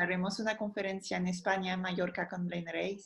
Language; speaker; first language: Spanish; non-native, fluent; French